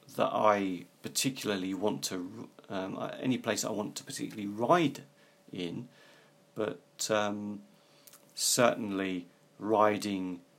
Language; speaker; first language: English; native; English